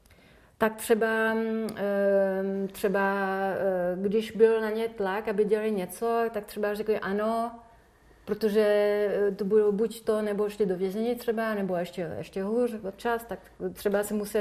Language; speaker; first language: Czech; non-native, fluent; French